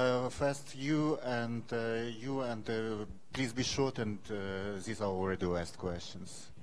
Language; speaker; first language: English; non-native, fluent; Ukrainian